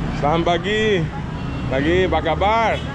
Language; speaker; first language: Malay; non-native, learner; English